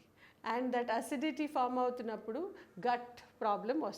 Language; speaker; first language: Telugu; non-native, local second language; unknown